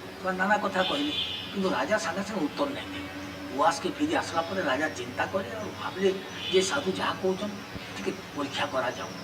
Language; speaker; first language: Odia; native; Odia